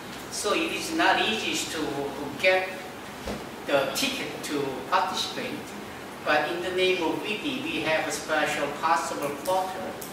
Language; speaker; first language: English; non-native, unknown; Korean